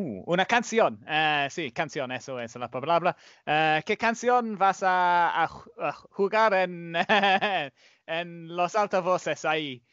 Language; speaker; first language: Spanish; non-native, fluent; English